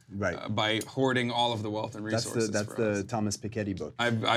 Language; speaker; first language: English; non-native, fluent; Turkish